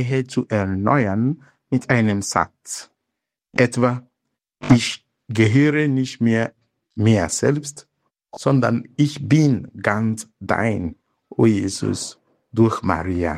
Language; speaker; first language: German; non-native, fluent; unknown